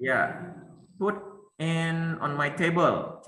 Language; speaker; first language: English; non-native, learner; Indonesian